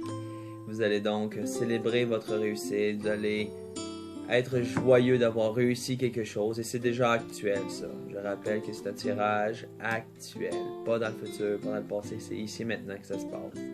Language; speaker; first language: French; native; French